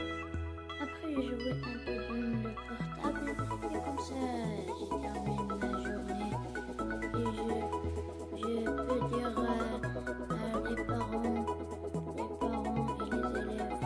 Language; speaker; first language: French; non-native, learner; Arabic